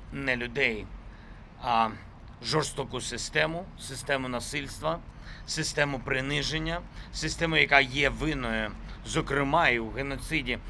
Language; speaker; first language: Ukrainian; non-native, local second language; Russian